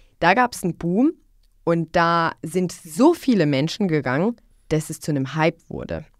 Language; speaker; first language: German; non-native, fluent; Bosnian